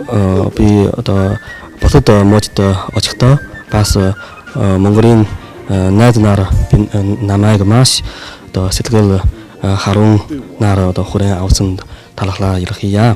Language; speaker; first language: Mongolian; non-native, fluent; Chinese